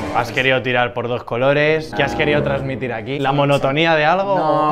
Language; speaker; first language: Spanish; native; Spanish